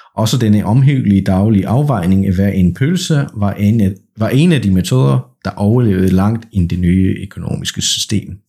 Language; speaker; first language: Danish; non-native, fluent; Polish